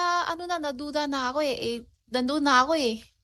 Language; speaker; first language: Filipino; non-native, learner; Chinese